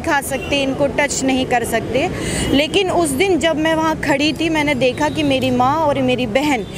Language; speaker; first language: Hindi; native; Hindi